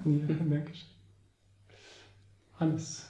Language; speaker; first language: German; native; German